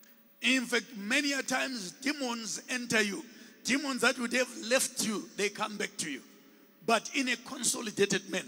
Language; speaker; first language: English; non-native, local second language; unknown